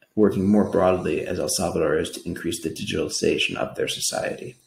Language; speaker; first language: English; native; English